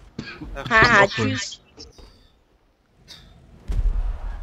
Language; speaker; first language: German; non-native, learner; Danish